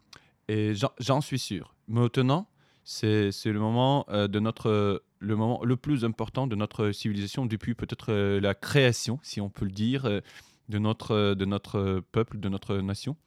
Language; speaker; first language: French; non-native, fluent; Ukrainian